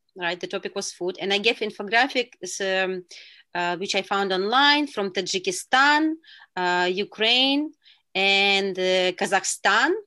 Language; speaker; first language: English; non-native, fluent; Uzbek